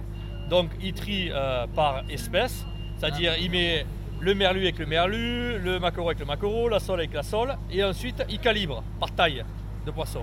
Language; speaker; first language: French; native; French